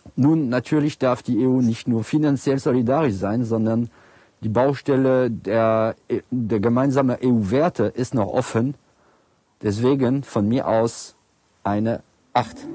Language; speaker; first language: German; non-native, fluent; French